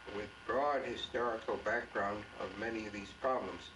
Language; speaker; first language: English; native; English